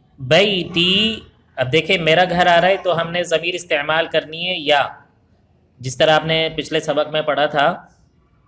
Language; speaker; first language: Urdu; native; Urdu